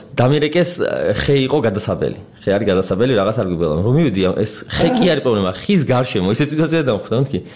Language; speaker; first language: Georgian; native; Georgian